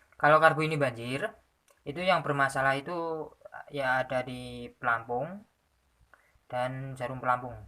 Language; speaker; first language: Indonesian; non-native, local second language; Javanese